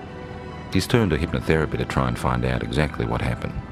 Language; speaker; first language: English; native; English